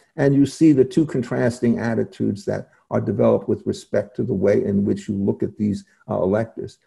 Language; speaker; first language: English; native; English